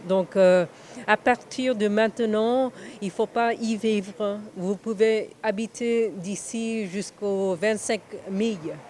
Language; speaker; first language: French; non-native, fluent; Spanish